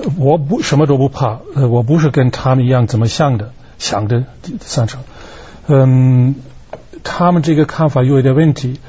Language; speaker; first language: Chinese; non-native, fluent; German